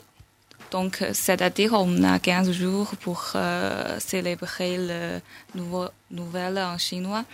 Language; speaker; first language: French; non-native, learner; Chinese